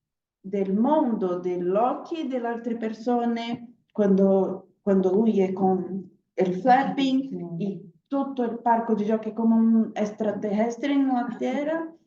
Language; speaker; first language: Italian; non-native, learner; Portuguese